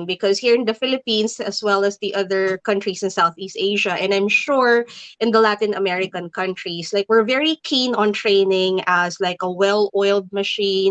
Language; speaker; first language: English; non-native, local second language; Filipino